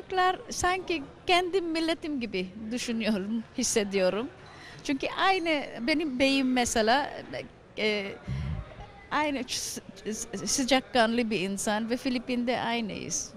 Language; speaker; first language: Turkish; non-native, fluent; Filipino